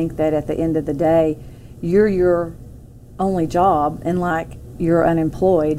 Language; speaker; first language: English; native; English